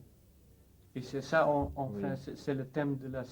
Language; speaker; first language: French; non-native, fluent; Dutch